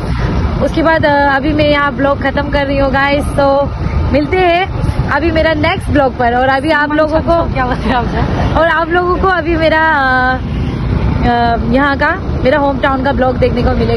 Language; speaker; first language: Hindi; non-native, local second language; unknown